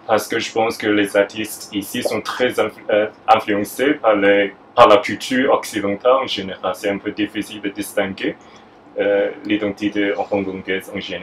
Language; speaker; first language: French; non-native, fluent; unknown